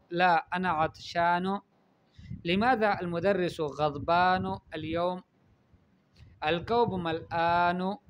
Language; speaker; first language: Arabic; non-native, fluent; Urdu